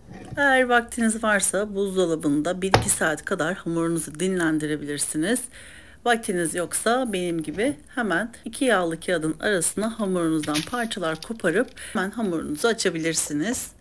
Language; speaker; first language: Turkish; native; Turkish